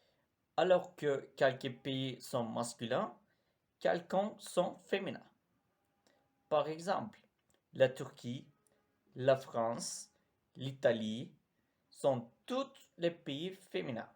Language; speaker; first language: French; non-native, learner; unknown